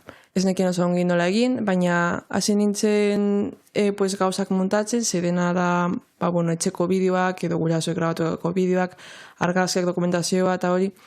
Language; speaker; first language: Basque; non-native, local second language; Spanish